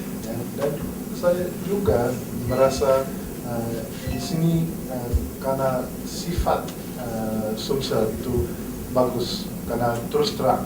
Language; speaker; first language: Indonesian; non-native, fluent; English